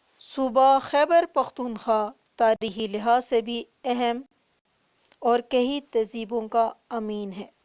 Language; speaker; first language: Urdu; non-native, local second language; Northern Hindko